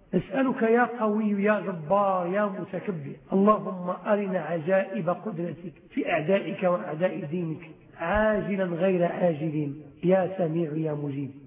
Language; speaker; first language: Arabic; native; Arabic